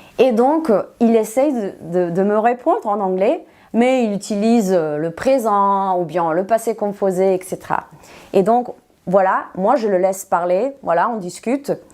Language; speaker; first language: French; non-native, fluent; Serbian